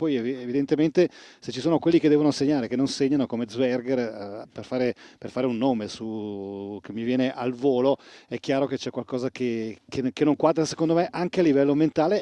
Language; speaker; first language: Italian; native; Italian